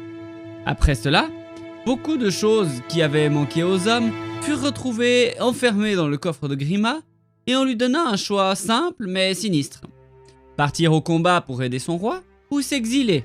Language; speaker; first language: French; native; French